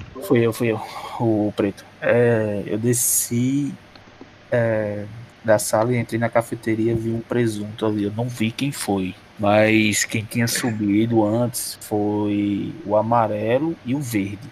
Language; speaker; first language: Portuguese; native; Portuguese